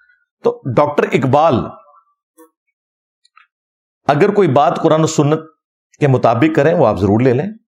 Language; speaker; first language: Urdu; non-native, local second language; Punjabi